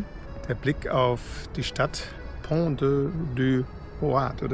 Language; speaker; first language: German; native; German